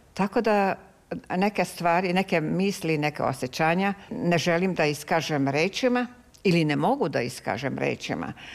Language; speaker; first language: Serbian; non-native, local second language; Hungarian